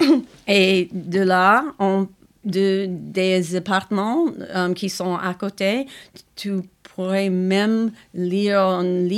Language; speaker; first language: French; non-native, fluent; English